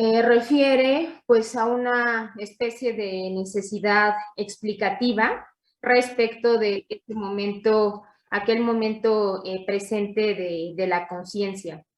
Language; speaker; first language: Spanish; native; Spanish